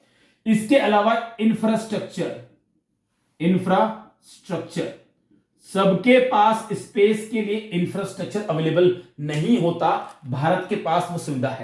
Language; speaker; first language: Hindi; native; Hindi